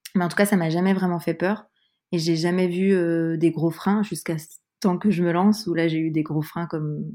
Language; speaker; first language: French; native; French